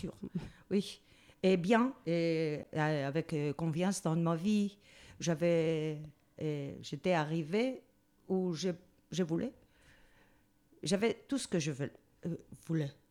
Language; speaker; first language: French; non-native, learner; Spanish